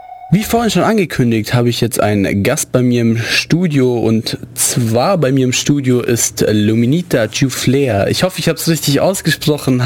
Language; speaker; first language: German; native; German